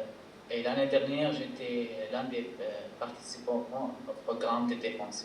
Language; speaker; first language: French; non-native, fluent; Arabic